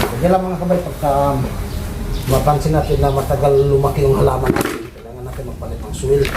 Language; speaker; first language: Filipino; non-native, local second language; Cebuano